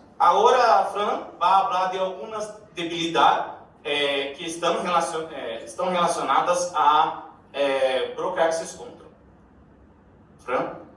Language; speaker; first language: Spanish; non-native, learner; Portuguese